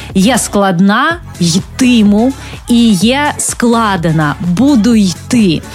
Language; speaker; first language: Ukrainian; non-native, local second language; Russian